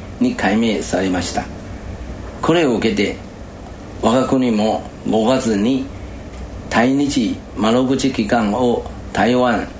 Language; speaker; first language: Japanese; non-native, fluent; Chinese